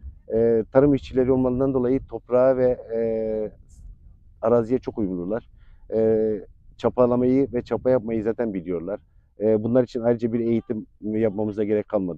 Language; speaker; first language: Turkish; native; Turkish